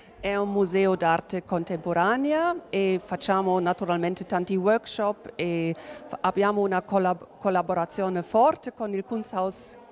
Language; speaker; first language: Italian; non-native, fluent; German